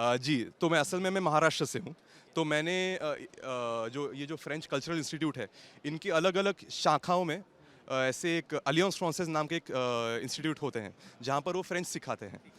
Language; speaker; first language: Hindi; non-native, local second language; Marathi